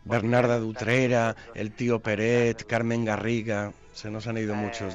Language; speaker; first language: Spanish; native; Spanish